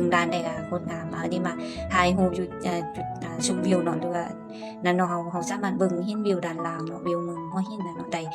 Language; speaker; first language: Thai; non-native, local second language; Northeastern Thai